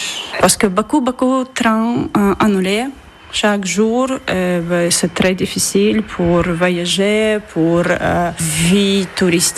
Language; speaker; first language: French; non-native, learner; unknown